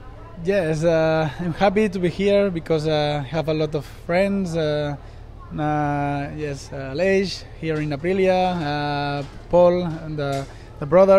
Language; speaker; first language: English; non-native, learner; Spanish